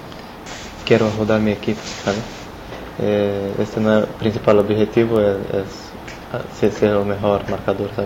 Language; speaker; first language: Spanish; non-native, learner; Portuguese